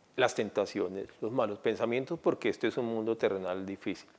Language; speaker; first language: Spanish; native; Spanish